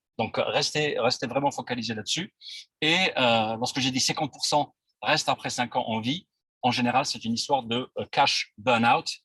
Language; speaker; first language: French; non-native, local second language; Arabic